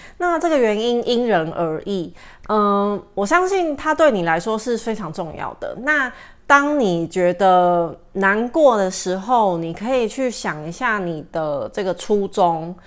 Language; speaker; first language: Chinese; native; Chinese